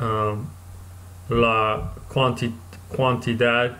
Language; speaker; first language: Spanish; non-native, learner; English